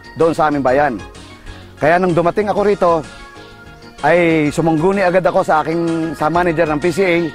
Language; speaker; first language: Filipino; native; Filipino